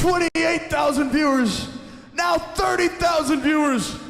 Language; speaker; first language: English; native; English